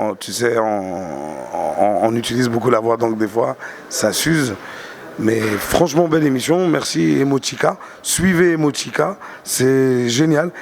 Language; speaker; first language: French; non-native, local second language; Arabic